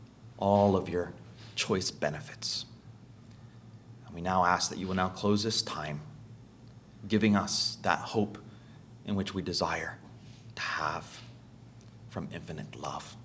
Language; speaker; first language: English; native; English